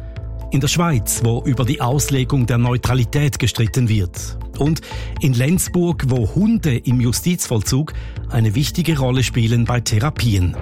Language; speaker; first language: German; native; German